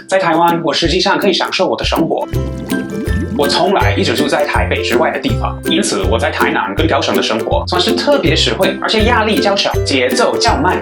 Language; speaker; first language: Chinese; non-native, fluent; English